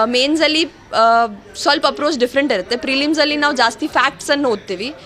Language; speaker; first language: Kannada; native; Kannada